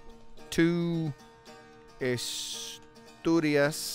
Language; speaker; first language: Spanish; non-native, learner; English